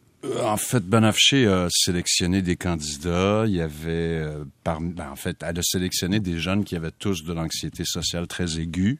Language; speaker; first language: French; native; French